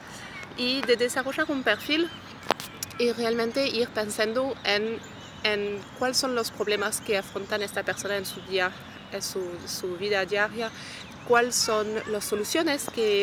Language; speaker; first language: Spanish; non-native, fluent; French